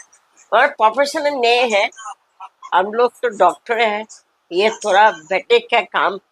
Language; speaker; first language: Hindi; non-native, local second language; Bangla